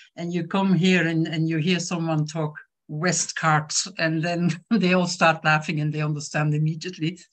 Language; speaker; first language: English; non-native, fluent; French